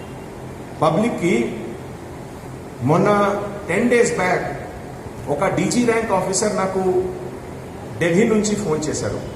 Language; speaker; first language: Telugu; non-native, fluent; Hindi